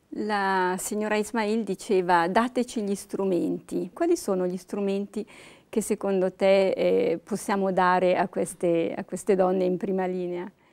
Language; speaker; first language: Italian; native; Italian